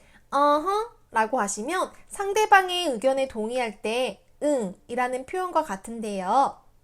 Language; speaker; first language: Korean; native; Korean